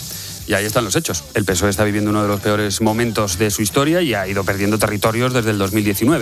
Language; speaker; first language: Spanish; native; Spanish